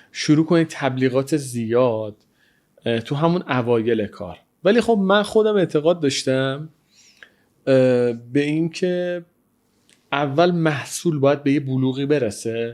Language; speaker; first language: Persian; native; Persian